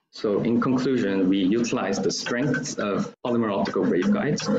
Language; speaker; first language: English; non-native, fluent; Korean